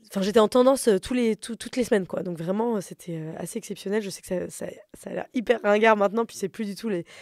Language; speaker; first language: French; native; French